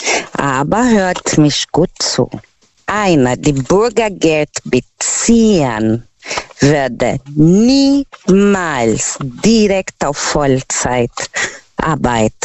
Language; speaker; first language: German; non-native, learner; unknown